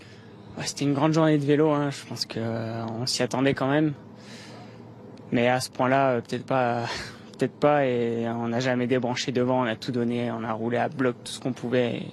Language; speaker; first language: French; native; French